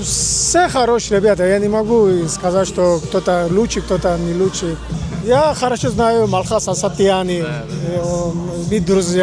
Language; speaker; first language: Russian; non-native, fluent; Georgian